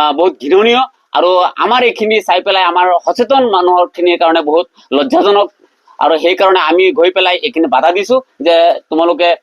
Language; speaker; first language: Assamese; non-native, local second language; Bangla